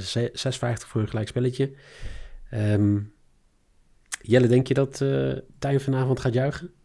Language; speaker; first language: Dutch; native; Dutch